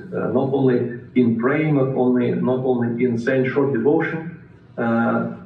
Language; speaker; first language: English; non-native, fluent; Ukrainian